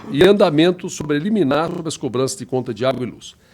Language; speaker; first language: Portuguese; native; Portuguese